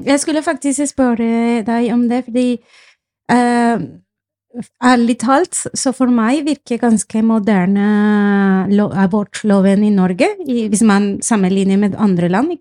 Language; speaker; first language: Norwegian; non-native, fluent; Spanish